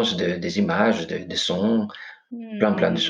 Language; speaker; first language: French; non-native, fluent; Greek